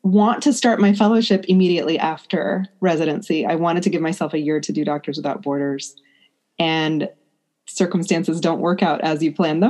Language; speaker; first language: English; native; English